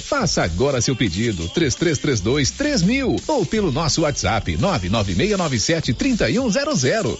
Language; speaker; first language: Portuguese; native; Portuguese